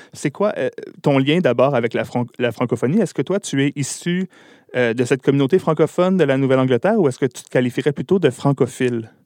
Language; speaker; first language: French; native; French